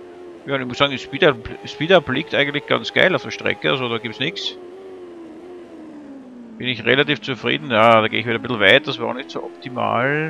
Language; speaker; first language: German; native; German